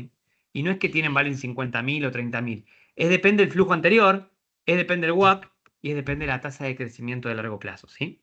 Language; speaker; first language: Spanish; native; Spanish